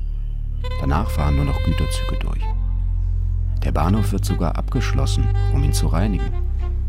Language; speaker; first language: German; native; German